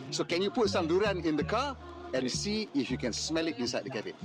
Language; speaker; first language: English; non-native, local second language; Malay